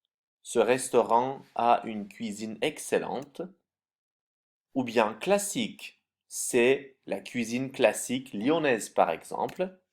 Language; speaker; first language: French; non-native, fluent; Turkish